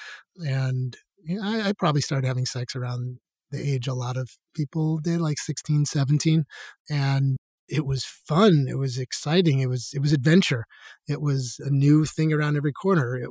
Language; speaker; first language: English; native; English